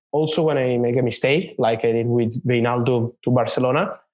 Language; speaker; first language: English; non-native, fluent; Italian